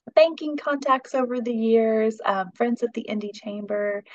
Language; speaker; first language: English; native; English